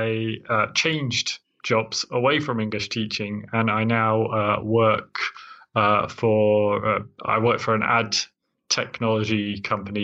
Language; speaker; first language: English; native; English